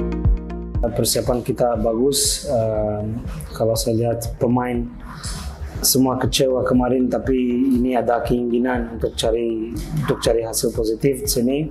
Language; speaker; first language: Indonesian; non-native, fluent; Portuguese